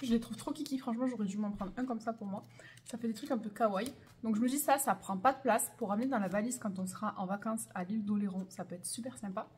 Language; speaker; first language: French; native; French